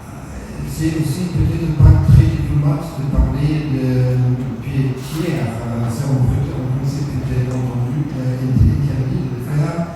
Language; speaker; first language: French; non-native, fluent; German